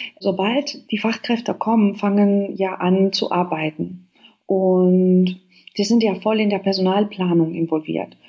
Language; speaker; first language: German; non-native, fluent; Spanish